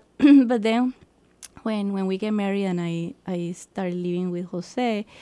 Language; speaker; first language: English; non-native, fluent; Spanish